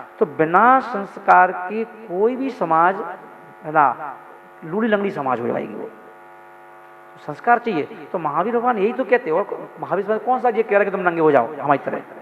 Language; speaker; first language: Hindi; native; Hindi